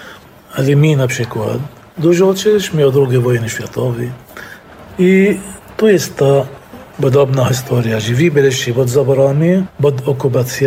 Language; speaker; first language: Polish; non-native, fluent; Arabic